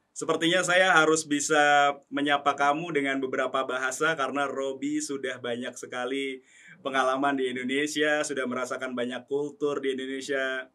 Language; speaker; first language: Indonesian; native; Indonesian